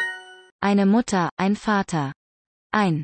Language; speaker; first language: German; non-native, learner; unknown